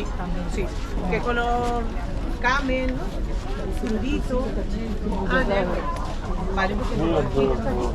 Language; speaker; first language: Spanish; native; Spanish